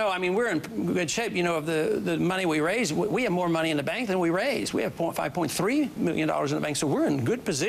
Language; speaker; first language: English; native; English